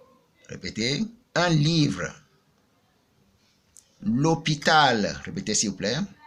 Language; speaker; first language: French; non-native, fluent; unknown